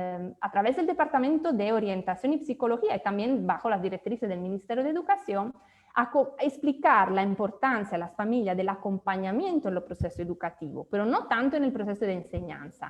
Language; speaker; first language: Spanish; native; Spanish